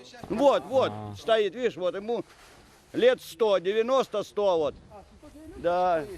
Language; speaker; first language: Russian; native; Russian